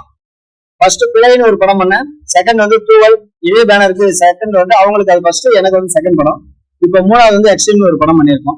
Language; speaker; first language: Tamil; native; Tamil